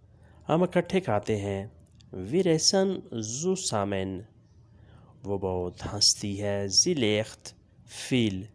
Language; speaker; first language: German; non-native, fluent; Urdu